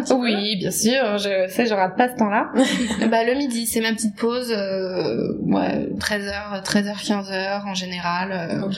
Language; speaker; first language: French; native; French